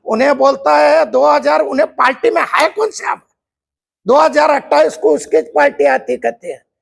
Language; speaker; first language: Hindi; non-native, local second language; Kannada